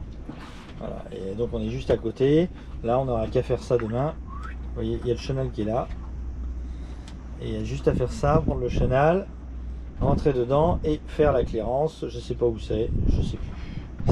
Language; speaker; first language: French; native; French